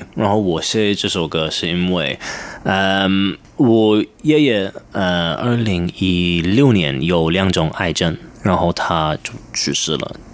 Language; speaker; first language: Chinese; non-native, learner; English